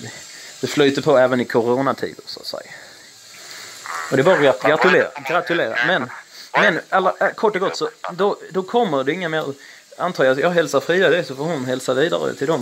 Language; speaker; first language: Swedish; native; Swedish